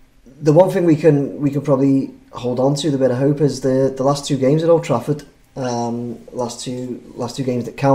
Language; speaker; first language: English; native; English